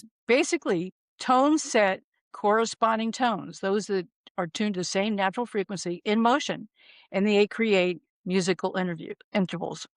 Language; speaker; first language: English; native; English